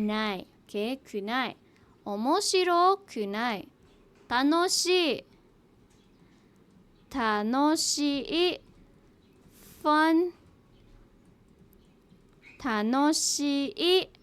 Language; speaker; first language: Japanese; non-native, fluent; Hiligaynon